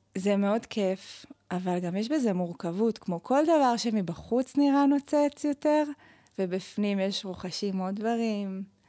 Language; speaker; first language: Hebrew; native; Hebrew